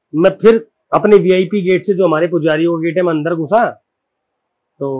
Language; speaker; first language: Hindi; native; Hindi